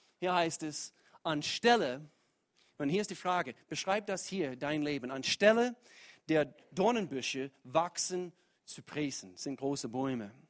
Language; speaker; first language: German; non-native, fluent; English